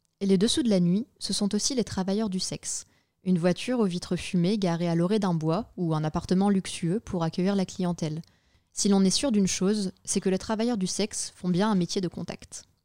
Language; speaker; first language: French; native; French